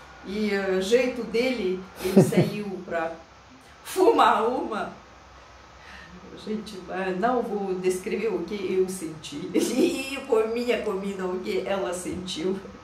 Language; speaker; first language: Portuguese; non-native, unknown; Russian